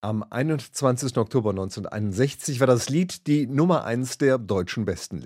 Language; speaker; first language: German; native; German